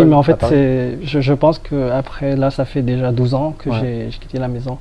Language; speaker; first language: French; non-native, fluent; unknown